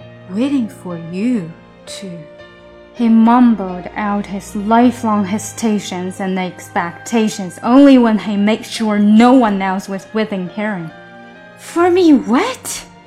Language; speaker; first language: English; non-native, fluent; Chinese